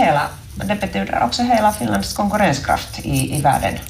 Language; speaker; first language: Swedish; non-native, local second language; Finnish